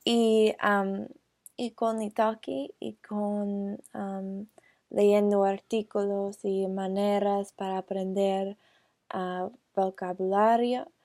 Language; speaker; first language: Spanish; non-native, learner; English